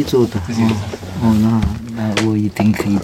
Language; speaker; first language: Chinese; non-native, fluent; Czech